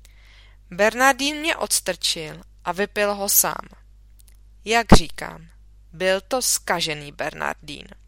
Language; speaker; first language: Czech; native; Czech